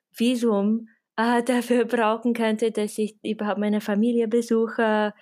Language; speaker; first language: German; non-native, fluent; English